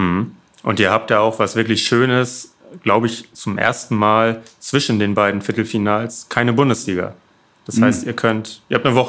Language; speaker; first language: German; native; German